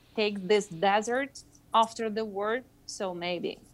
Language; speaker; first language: English; non-native, fluent; Ukrainian